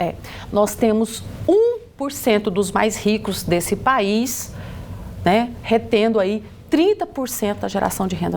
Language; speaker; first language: Portuguese; native; Portuguese